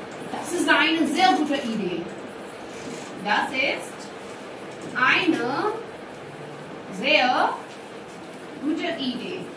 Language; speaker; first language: German; non-native, fluent; Hindi